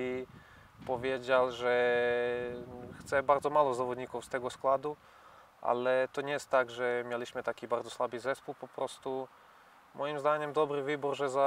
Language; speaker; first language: Polish; non-native, fluent; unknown